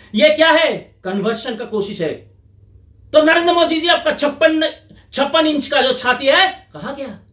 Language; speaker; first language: Hindi; non-native, local second language; Bangla